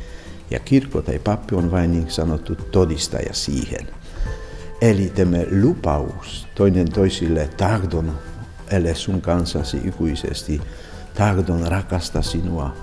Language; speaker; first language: Finnish; non-native, fluent; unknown